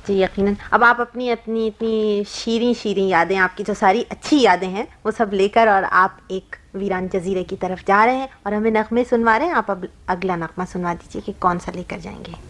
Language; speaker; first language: Urdu; native; Urdu